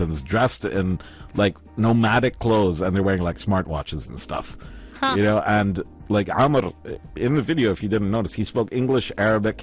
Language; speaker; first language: English; non-native, fluent; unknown